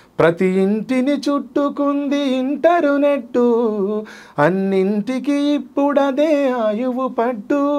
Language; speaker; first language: Telugu; native; Telugu